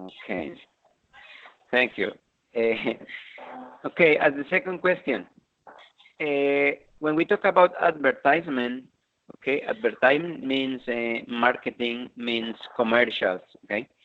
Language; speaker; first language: English; non-native, fluent; Spanish